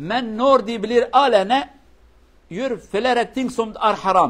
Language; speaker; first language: Norwegian; non-native, learner; Kurdish